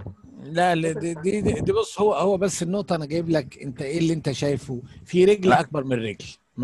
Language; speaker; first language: Arabic; native; Arabic